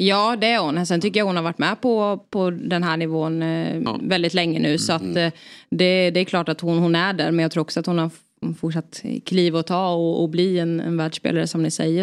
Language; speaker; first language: Swedish; native; Swedish